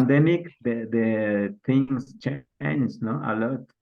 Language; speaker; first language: English; non-native, learner; Spanish